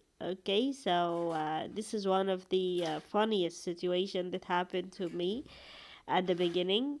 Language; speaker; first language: English; non-native, fluent; Arabic